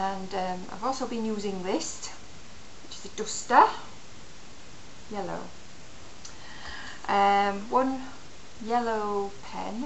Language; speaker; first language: English; native; English